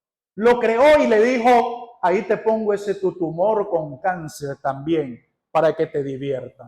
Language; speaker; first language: Spanish; native; Spanish